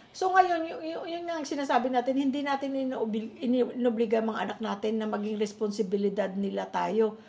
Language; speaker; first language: Filipino; native; Filipino